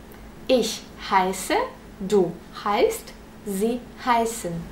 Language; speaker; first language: German; non-native, fluent; Russian